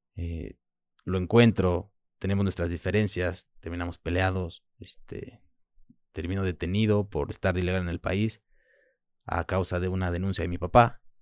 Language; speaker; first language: Spanish; early bilingual, other home language; French